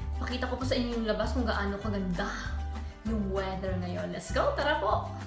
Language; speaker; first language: Filipino; native; Filipino